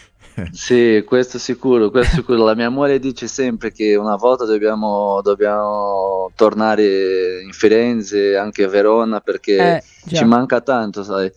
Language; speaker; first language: Italian; non-native, fluent; Portuguese